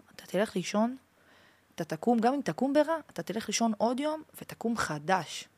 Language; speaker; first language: Hebrew; early bilingual, heritage; French